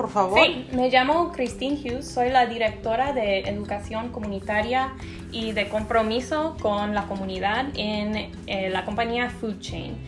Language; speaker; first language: Spanish; non-native, fluent; English